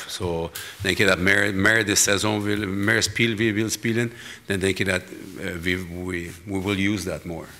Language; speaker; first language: German; non-native, learner; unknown